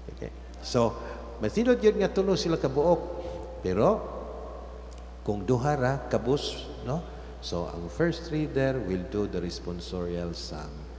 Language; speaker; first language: Cebuano; native; Cebuano